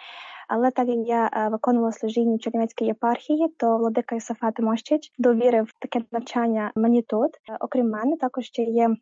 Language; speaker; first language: Ukrainian; native; Ukrainian